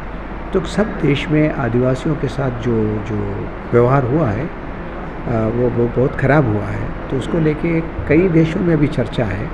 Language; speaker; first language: Hindi; native; Hindi